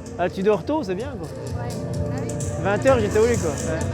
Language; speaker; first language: French; native; French